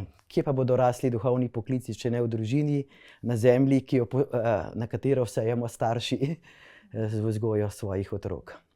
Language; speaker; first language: Slovenian; native; Slovenian